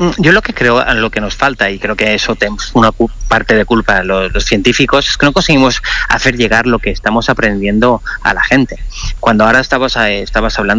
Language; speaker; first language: Spanish; non-native, local second language; Catalan